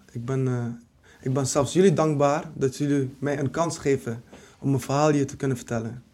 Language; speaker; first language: Dutch; early bilingual, other home language; Kurdish